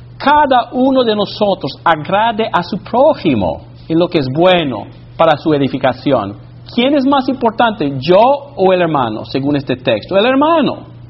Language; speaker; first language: Spanish; non-native, fluent; English